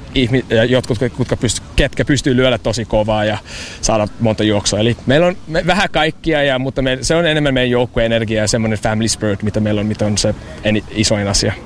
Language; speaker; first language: Finnish; non-native, fluent; English